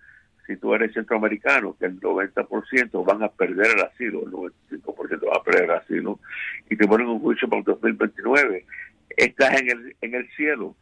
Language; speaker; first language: Spanish; native; Spanish